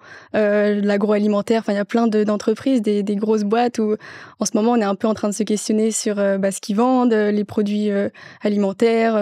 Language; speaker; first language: French; native; French